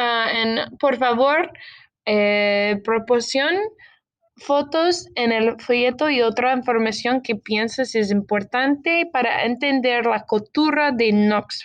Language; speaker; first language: Spanish; non-native, learner; English